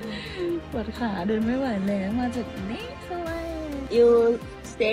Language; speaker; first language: Thai; native; Thai